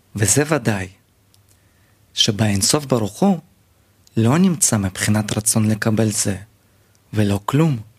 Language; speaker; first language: Hebrew; native; Hebrew